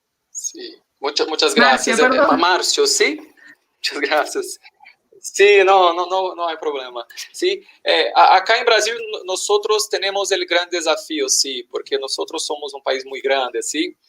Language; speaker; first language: Spanish; non-native, learner; Portuguese